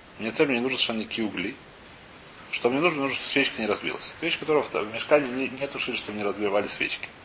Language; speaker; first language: Russian; early bilingual, heritage; Russian